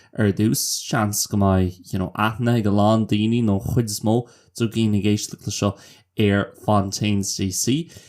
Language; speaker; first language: Irish; non-native, local second language; English